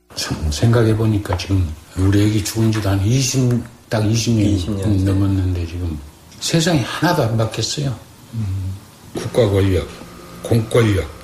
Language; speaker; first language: Korean; native; Korean